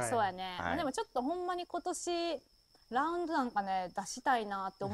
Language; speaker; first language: Japanese; native; Japanese